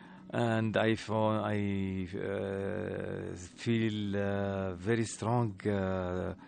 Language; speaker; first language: English; non-native, learner; Arabic